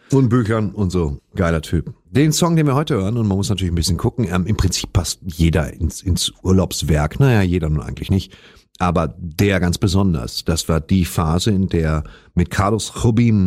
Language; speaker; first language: German; native; German